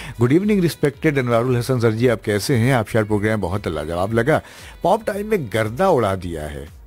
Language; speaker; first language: Hindi; native; Hindi